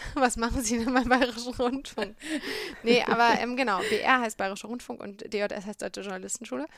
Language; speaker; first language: German; native; German